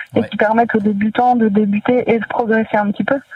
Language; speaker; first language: French; native; French